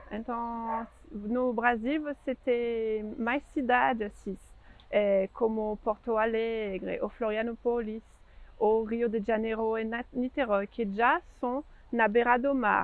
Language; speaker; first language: Portuguese; non-native, fluent; French